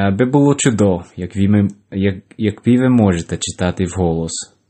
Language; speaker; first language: Ukrainian; non-native, learner; English